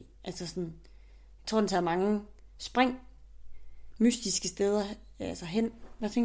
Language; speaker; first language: Danish; native; Danish